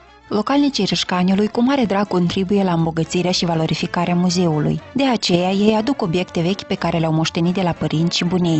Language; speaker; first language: Romanian; native; Romanian